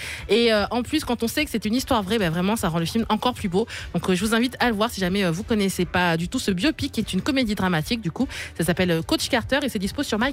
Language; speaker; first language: French; native; French